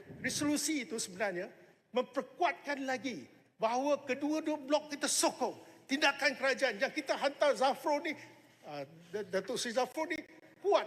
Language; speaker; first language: Malay; non-native, local second language; Chinese